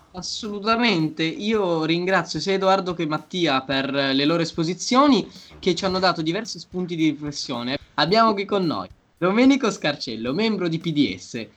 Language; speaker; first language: Italian; native; Italian